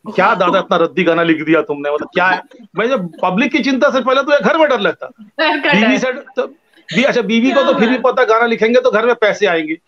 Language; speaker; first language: Hindi; non-native, local second language; Bangla